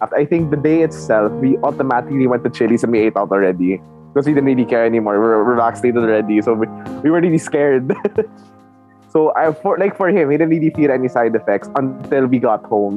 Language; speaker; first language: English; non-native, local second language; Filipino